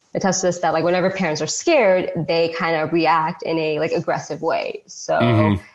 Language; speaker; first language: English; native; English